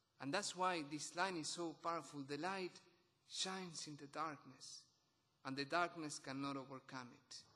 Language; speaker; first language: English; non-native, fluent; Spanish